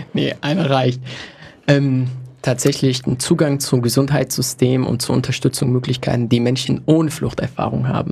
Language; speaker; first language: German; native; German